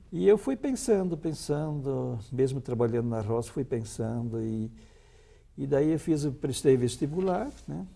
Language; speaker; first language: Portuguese; non-native, local second language; German